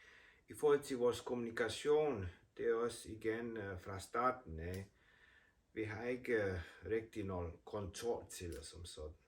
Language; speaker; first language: Danish; non-native, fluent; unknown